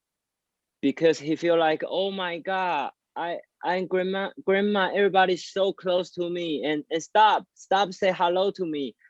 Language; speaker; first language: English; non-native, learner; Chinese